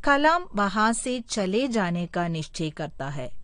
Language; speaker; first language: Hindi; non-native, local second language; Malayalam